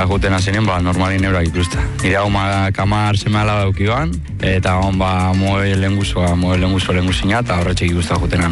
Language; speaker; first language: Basque; early bilingual, other home language; Spanish